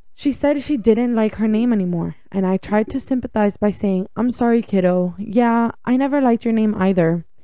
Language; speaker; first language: English; early bilingual, other home language; Spanish